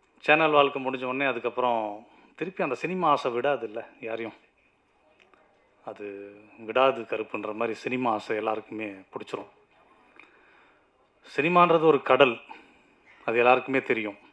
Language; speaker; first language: Tamil; native; Tamil